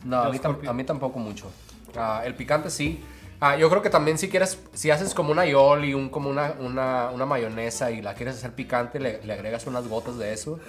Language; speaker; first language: Spanish; native; Spanish